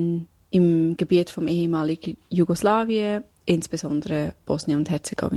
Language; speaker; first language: German; early bilingual, other home language; Bosnian